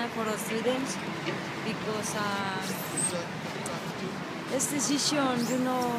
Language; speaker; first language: English; non-native, learner; Spanish